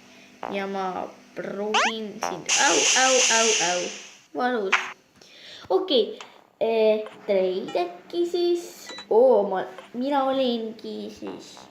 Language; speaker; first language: Estonian; non-native, local second language; Russian